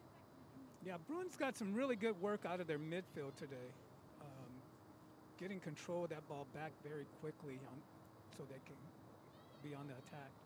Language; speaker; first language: English; native; English